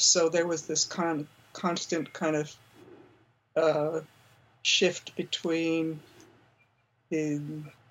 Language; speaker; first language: English; native; English